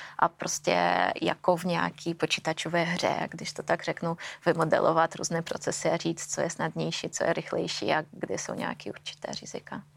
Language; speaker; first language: Czech; native; Czech